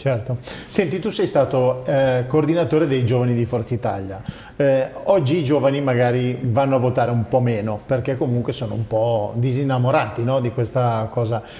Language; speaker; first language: Italian; native; Italian